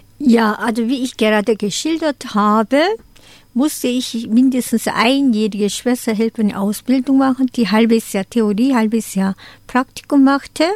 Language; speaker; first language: German; non-native, fluent; Korean